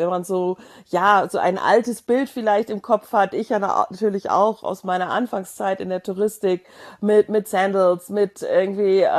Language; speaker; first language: German; native; German